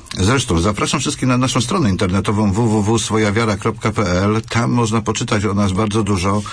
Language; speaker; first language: Polish; native; Polish